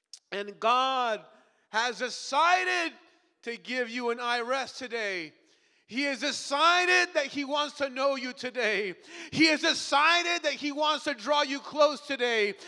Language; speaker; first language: English; early bilingual, other home language; Spanish